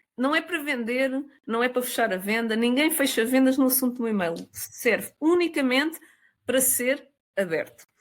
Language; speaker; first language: Portuguese; native; Portuguese